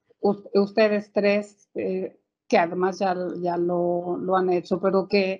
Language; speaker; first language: Spanish; native; Spanish